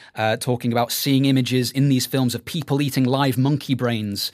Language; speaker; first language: English; native; English